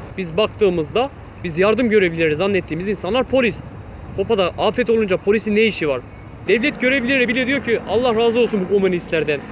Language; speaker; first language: Turkish; non-native, local second language; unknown